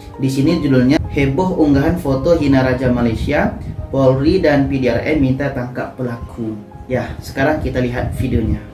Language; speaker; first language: Indonesian; native; Indonesian